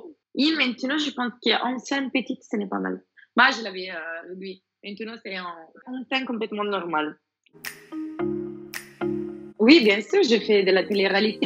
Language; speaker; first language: French; non-native, fluent; Spanish